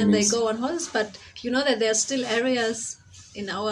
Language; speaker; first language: English; non-native, fluent; German